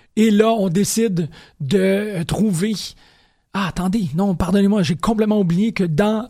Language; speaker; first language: French; native; French